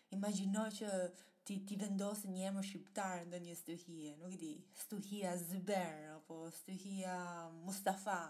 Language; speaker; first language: Albanian; early bilingual, heritage; Albanian